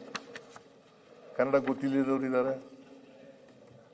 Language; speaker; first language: Kannada; native; Kannada